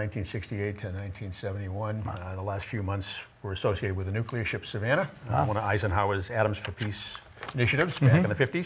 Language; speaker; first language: English; native; English